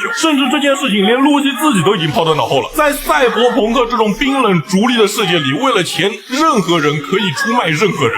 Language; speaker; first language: Chinese; native; Chinese